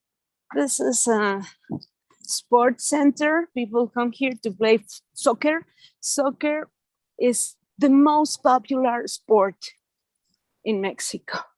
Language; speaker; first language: English; non-native, fluent; Spanish